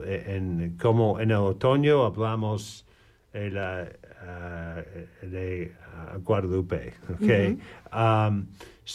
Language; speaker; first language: Spanish; non-native, learner; English